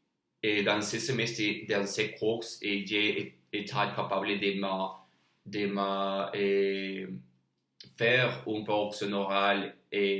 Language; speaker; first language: French; non-native, learner; Spanish